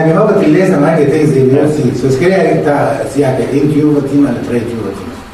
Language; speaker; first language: Danish; non-native, learner; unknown